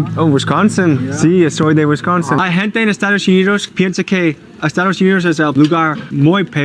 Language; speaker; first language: Spanish; non-native, learner; English